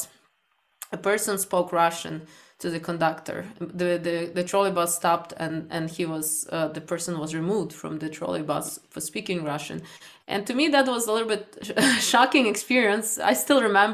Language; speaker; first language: English; non-native, fluent; Ukrainian